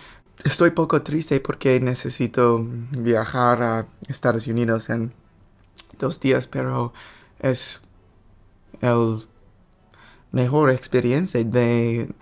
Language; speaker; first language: Spanish; non-native, learner; English